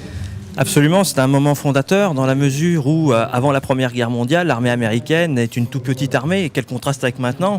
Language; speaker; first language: French; native; French